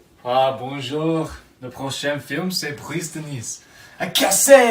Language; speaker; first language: French; non-native, fluent; English